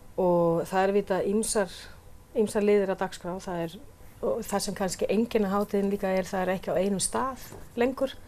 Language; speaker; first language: Icelandic; non-native, fluent; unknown